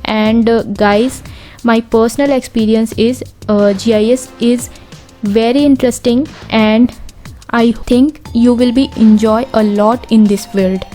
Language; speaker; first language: English; non-native, local second language; Hindi